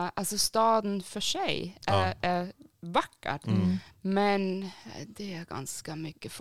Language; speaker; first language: Swedish; non-native, fluent; German